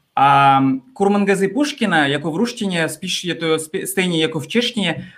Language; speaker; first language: Czech; non-native, fluent; Kazakh